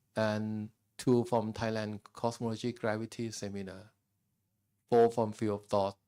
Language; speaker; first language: English; non-native, fluent; Thai